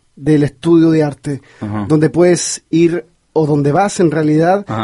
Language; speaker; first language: Spanish; native; Spanish